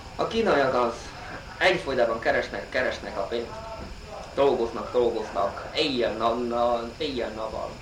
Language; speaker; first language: Hungarian; non-native, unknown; Chinese